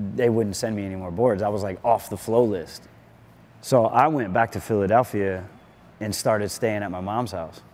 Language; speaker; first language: English; native; English